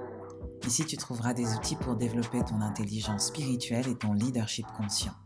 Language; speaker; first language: French; native; French